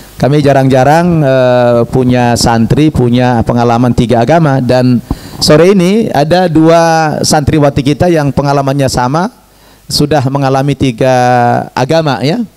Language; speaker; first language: Indonesian; native; Indonesian